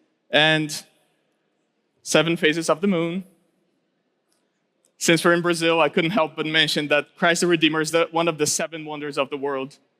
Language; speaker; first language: English; non-native, local second language; Portuguese